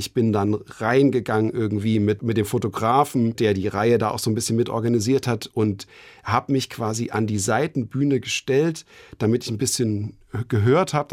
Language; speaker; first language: German; native; German